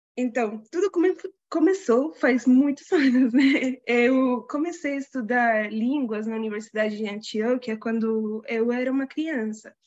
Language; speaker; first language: Portuguese; non-native, fluent; Spanish